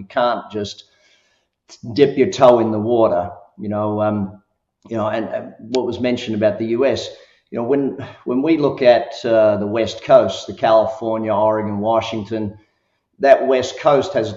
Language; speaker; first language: English; native; English